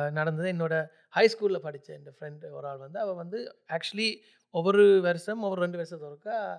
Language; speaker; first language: Tamil; early bilingual, heritage; Tamil